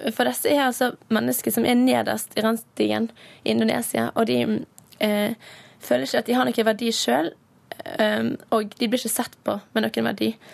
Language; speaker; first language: Norwegian; native; Norwegian